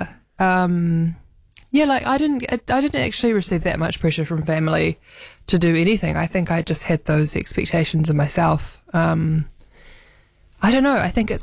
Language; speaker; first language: English; native; English